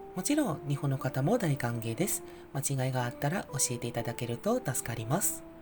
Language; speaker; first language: Japanese; non-native, fluent; Indonesian